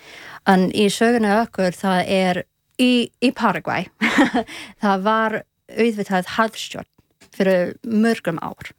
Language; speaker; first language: Icelandic; non-native, learner; English